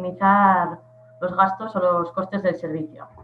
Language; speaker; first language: Spanish; native; Spanish